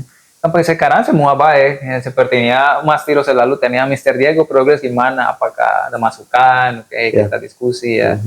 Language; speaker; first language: Indonesian; non-native, fluent; Spanish